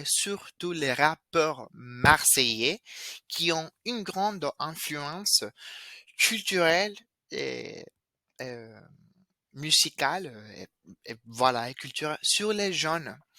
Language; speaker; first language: French; non-native, fluent; Spanish